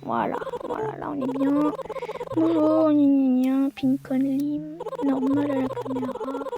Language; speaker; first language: French; native; French